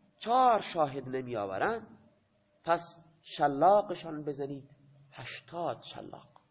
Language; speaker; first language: Persian; non-native, local second language; Baluchi